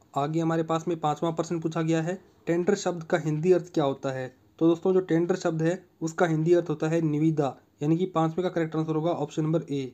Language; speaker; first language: Hindi; native; Hindi